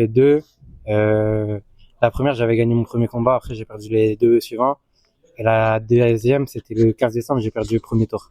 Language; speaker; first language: French; native; French